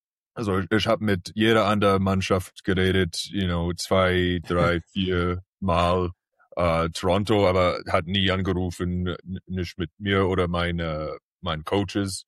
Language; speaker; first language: German; early bilingual, heritage; English